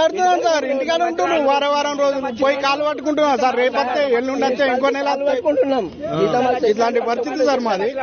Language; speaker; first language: Telugu; native; Telugu